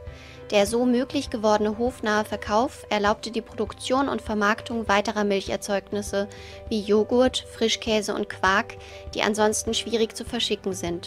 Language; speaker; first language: German; native; German